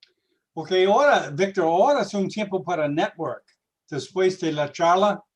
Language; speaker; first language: Spanish; non-native, learner; English